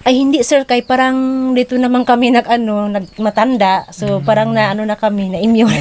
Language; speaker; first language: Filipino; non-native, local second language; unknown